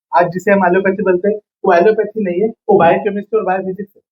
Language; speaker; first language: Hindi; non-native, local second language; Marathi